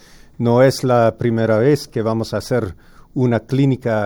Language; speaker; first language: Spanish; non-native, fluent; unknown